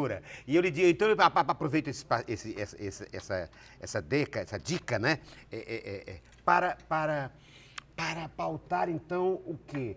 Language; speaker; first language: Portuguese; native; Portuguese